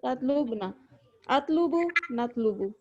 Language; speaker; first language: Arabic; non-native, learner; Urdu